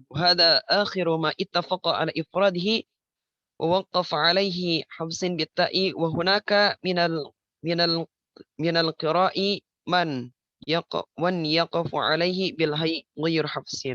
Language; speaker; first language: Arabic; non-native, learner; Indonesian